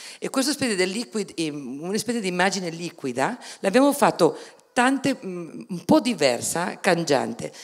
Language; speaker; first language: Italian; non-native, fluent; Spanish